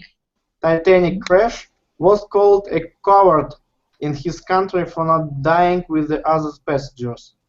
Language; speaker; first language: English; non-native, learner; Russian